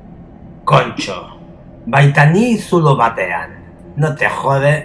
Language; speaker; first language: Basque; non-native, learner; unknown